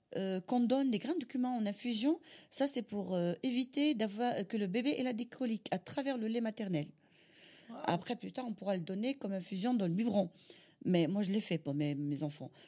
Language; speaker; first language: French; non-native, local second language; Kabyle